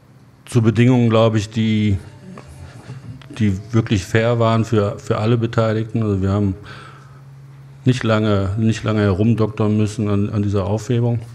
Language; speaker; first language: German; native; German